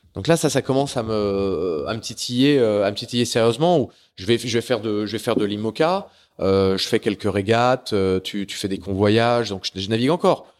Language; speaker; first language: French; native; French